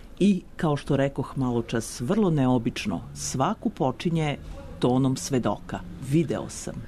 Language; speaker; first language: Serbian; native; Serbian